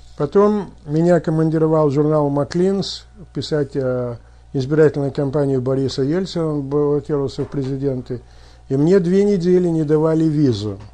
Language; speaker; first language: Russian; native; Russian